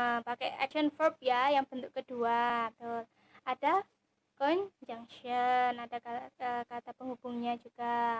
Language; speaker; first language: Indonesian; native; Indonesian